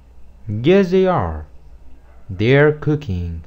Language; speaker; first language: English; non-native, fluent; Spanish